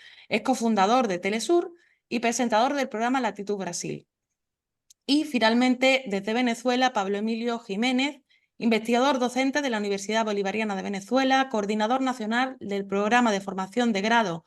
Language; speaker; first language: Spanish; native; Spanish